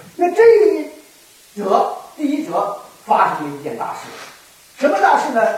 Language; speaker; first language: Chinese; native; Chinese